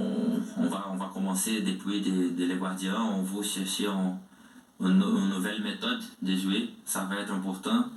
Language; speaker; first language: French; non-native, learner; Portuguese